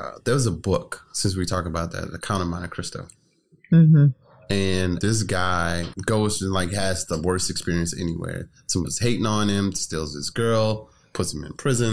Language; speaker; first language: English; native; English